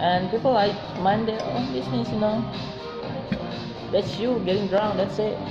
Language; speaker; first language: English; non-native, fluent; Indonesian